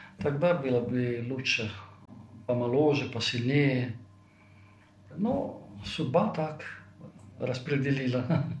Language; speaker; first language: Russian; non-native, fluent; Italian